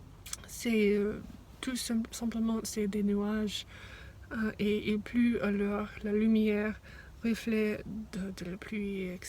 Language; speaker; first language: French; non-native, fluent; English